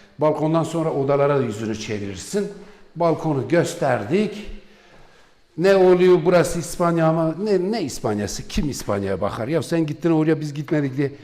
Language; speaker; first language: Turkish; non-native, local second language; Kurdish